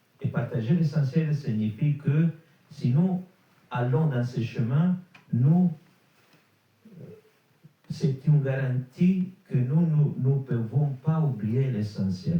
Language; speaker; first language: French; non-native, fluent; Italian